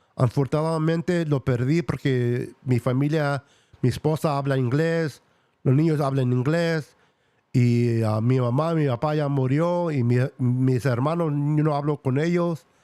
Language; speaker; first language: Spanish; early bilingual, other home language; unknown